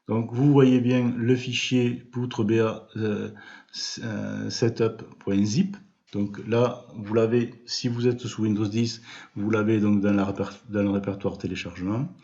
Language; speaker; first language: French; native; French